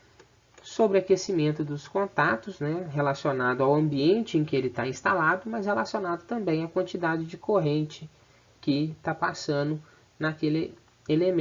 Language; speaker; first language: Portuguese; native; Portuguese